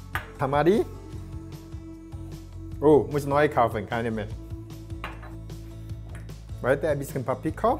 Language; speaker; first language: German; non-native, learner; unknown